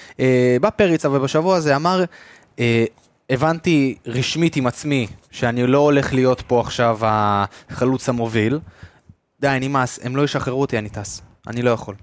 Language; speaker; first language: Hebrew; native; Hebrew